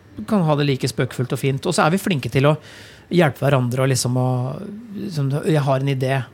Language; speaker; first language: Norwegian; native; Norwegian